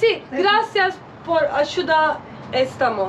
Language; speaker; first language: Spanish; non-native, learner; Turkish